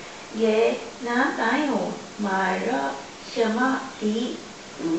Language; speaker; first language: Chinese; non-native, learner; Japanese